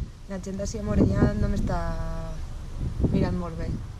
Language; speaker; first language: Catalan; non-native, local second language; Spanish